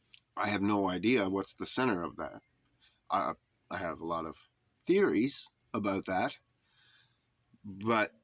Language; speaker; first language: English; native; English